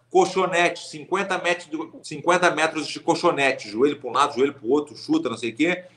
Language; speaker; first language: Portuguese; native; Portuguese